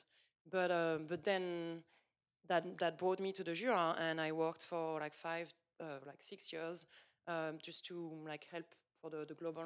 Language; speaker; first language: English; non-native, fluent; French